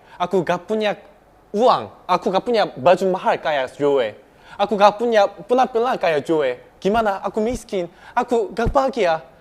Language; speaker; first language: Indonesian; non-native, fluent; Korean